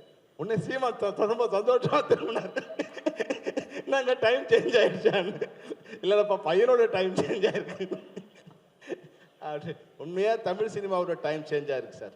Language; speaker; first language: Tamil; native; Tamil